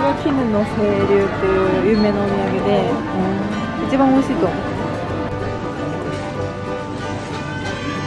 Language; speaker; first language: Japanese; native; Japanese